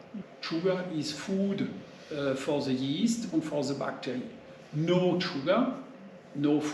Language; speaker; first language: English; non-native, learner; French